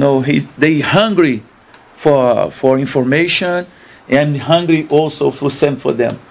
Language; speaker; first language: English; non-native, learner; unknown